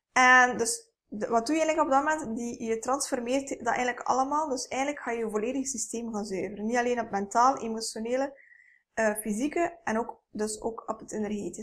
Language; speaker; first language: Dutch; native; Dutch